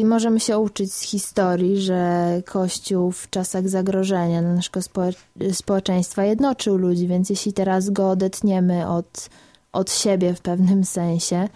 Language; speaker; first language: Polish; native; Polish